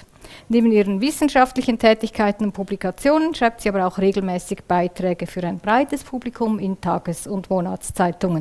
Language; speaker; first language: German; native; German